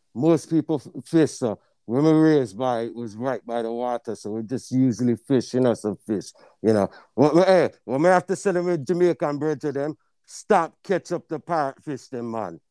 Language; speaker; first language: English; non-native, local second language; Jamaican Creole English